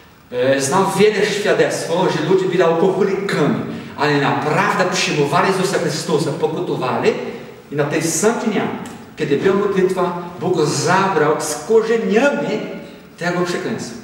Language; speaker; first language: Polish; non-native, learner; Portuguese